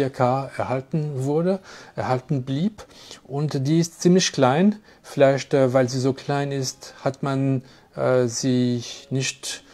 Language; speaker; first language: German; non-native, fluent; French